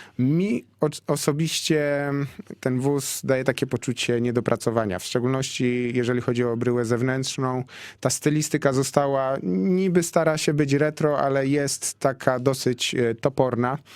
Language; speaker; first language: Polish; native; Polish